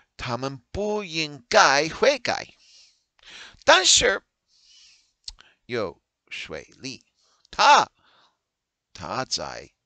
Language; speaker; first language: Chinese; non-native, learner; English